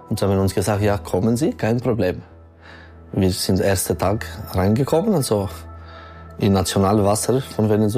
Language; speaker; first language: German; non-native, local second language; French